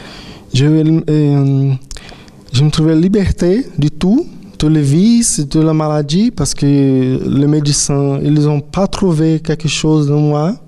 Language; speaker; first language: French; non-native, fluent; Portuguese